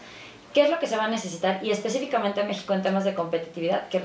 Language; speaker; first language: Spanish; native; Spanish